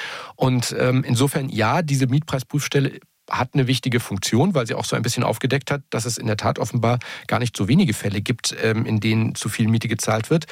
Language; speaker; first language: German; native; German